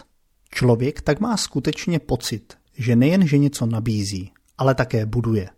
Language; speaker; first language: Czech; native; Czech